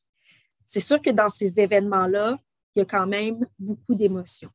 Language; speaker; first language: French; native; French